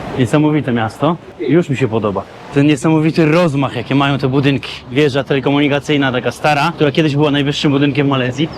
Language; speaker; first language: Polish; native; Polish